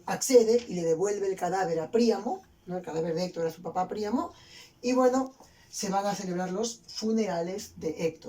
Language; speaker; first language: Spanish; native; Spanish